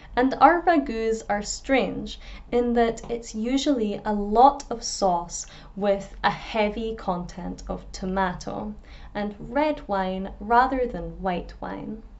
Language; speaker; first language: English; native; English